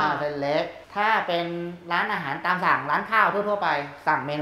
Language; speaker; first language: Thai; native; Thai